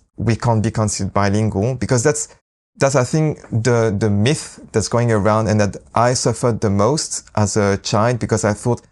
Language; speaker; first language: English; non-native, fluent; French